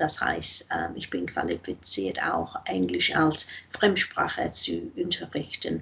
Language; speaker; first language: German; non-native, fluent; English